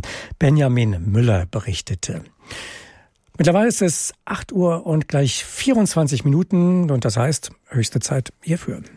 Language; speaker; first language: German; native; German